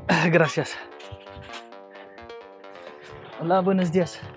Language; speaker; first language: Spanish; non-native, learner; French